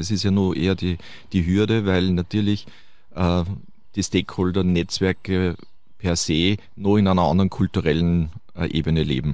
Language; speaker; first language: German; native; German